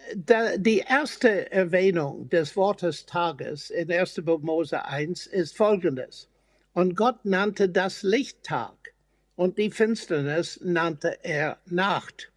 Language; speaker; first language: German; non-native, fluent; English